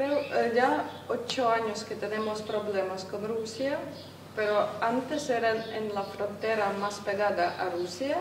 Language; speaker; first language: Spanish; non-native, fluent; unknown